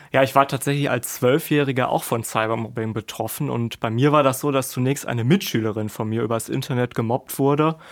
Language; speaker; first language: German; native; German